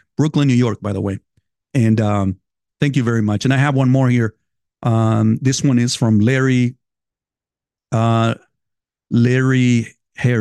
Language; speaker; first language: English; non-native, fluent; Spanish